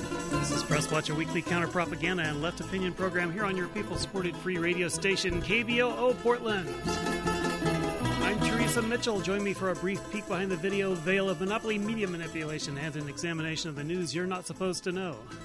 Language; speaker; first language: English; native; English